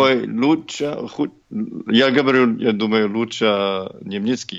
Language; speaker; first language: Russian; non-native, learner; English